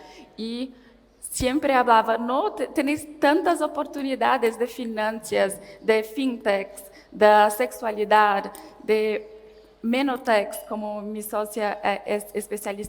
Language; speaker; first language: Spanish; non-native, learner; Portuguese